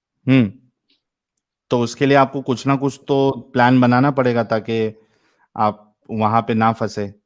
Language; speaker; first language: Hindi; native; Hindi